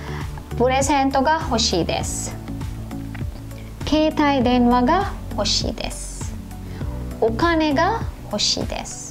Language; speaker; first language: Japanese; non-native, fluent; Sinhala